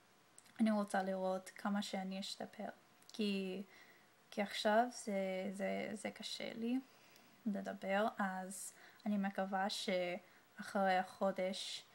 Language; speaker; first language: Hebrew; non-native, learner; English